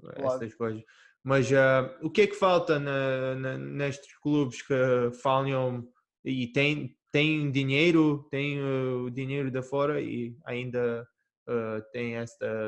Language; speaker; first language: Portuguese; early bilingual, heritage; Portuguese